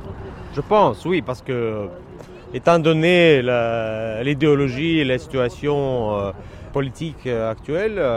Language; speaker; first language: French; non-native, fluent; Russian